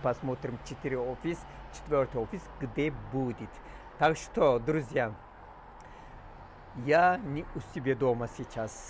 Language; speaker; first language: Russian; non-native, learner; Turkish